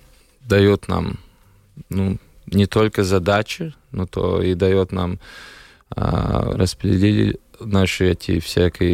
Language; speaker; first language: Russian; non-native, local second language; Latvian